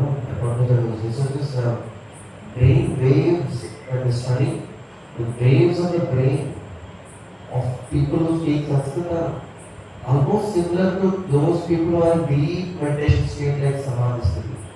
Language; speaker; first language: English; non-native, local second language; Telugu